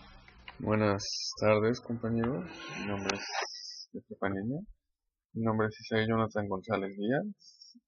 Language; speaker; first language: Spanish; native; Spanish